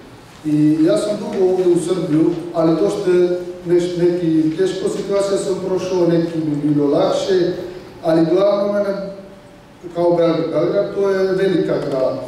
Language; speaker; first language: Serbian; non-native, learner; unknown